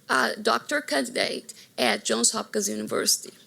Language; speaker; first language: English; non-native, fluent; Portuguese